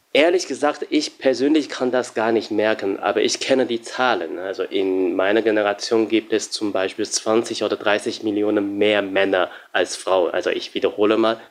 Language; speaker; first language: German; non-native, fluent; Chinese